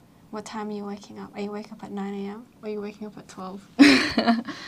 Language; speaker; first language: English; native; English